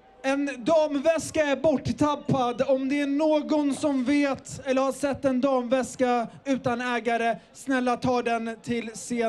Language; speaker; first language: Swedish; early bilingual, other home language; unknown